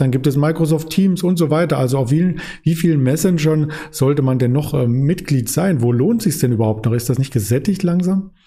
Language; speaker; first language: German; native; German